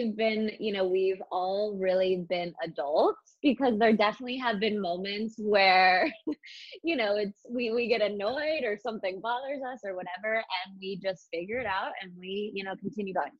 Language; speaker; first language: English; native; English